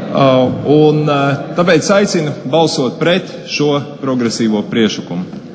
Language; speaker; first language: Latvian; native; Latvian